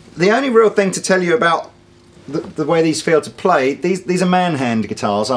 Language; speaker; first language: English; native; English